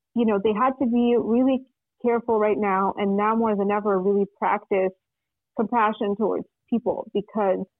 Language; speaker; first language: English; non-native, fluent; Russian